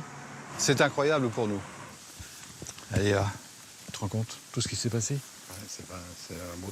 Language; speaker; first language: French; native; French